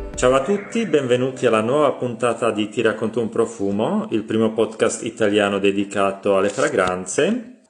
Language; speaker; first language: Italian; non-native, fluent; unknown